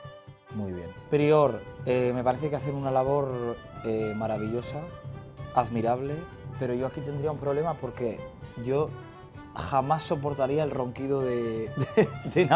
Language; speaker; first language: Spanish; native; Spanish